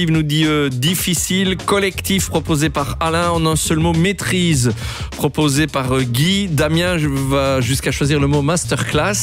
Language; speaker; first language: French; native; French